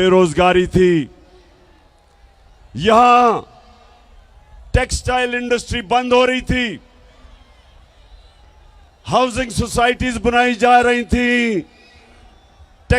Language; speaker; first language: Urdu; native; Urdu